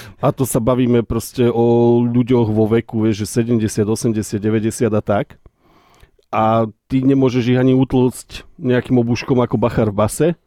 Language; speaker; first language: Slovak; native; Slovak